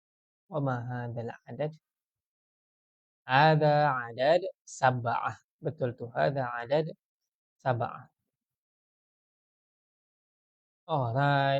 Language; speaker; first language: Arabic; non-native, fluent; Malay